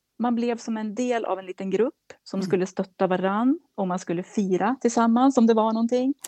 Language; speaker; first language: Swedish; native; Swedish